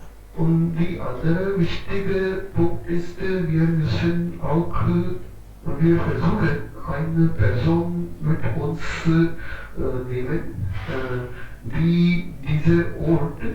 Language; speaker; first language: German; non-native, learner; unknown